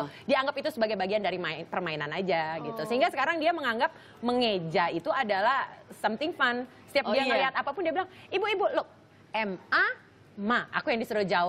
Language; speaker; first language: Indonesian; native; Indonesian